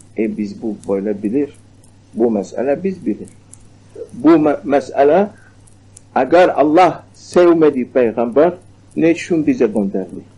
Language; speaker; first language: Turkish; non-native, learner; Arabic